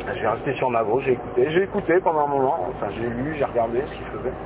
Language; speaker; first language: French; native; French